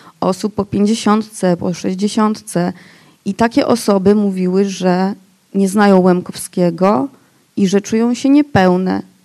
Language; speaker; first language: Polish; non-native, local second language; Rusyn